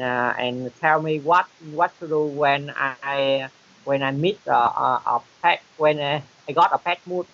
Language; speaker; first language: English; non-native, learner; Vietnamese